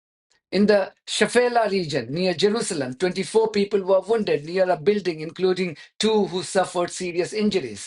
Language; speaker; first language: English; non-native, local second language; Hindi